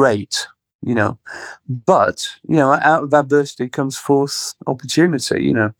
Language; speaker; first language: English; native; English